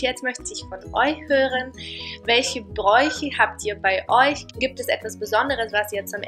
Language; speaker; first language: German; non-native, fluent; Bulgarian